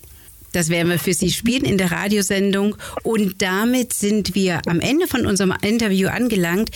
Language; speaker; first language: German; native; German